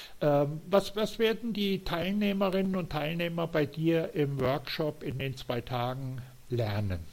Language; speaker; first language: German; native; German